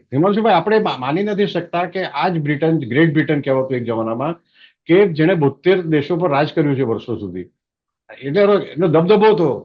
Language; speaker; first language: Gujarati; native; Gujarati